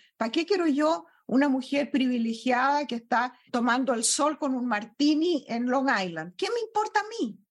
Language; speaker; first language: Spanish; native; Spanish